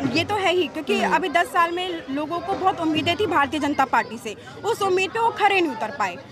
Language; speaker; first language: Hindi; native; Hindi